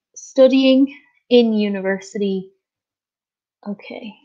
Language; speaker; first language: English; native; English